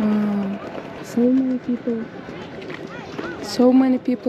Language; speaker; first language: English; non-native, learner; Turkmen